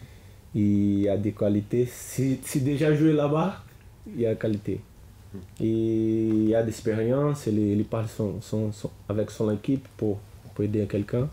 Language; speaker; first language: French; non-native, learner; Portuguese